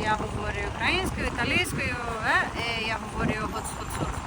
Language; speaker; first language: Ukrainian; non-native, learner; Portuguese